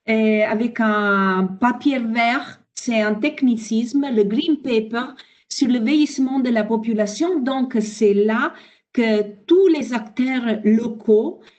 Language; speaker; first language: French; non-native, fluent; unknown